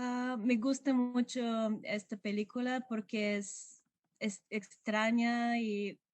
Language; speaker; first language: Spanish; non-native, learner; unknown